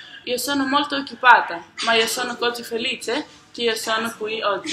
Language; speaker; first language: Italian; non-native, learner; English